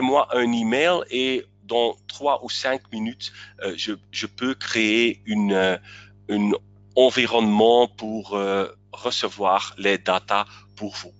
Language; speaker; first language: French; non-native, local second language; Dutch